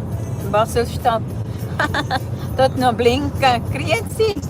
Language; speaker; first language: German; non-native, fluent; Cebuano